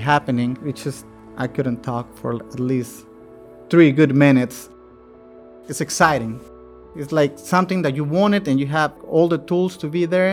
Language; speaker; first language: English; non-native, fluent; Spanish